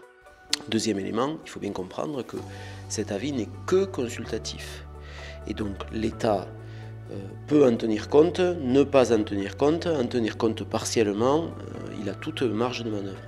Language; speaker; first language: French; native; French